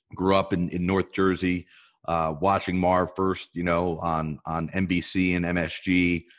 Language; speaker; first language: English; native; English